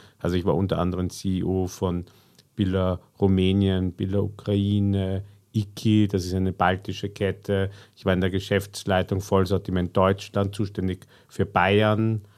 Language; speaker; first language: German; native; German